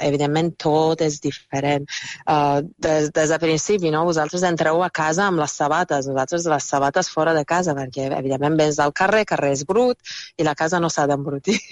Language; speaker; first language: Catalan; non-native, fluent; Persian